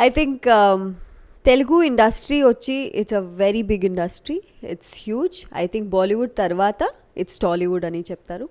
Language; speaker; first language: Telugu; non-native, local second language; Kannada